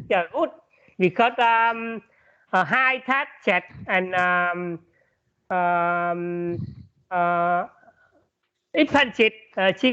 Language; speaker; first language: English; non-native, learner; Vietnamese